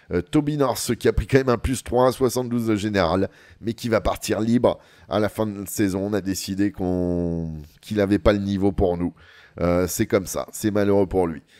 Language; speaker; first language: French; native; French